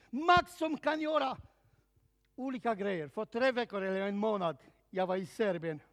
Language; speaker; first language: Swedish; non-native, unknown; Serbian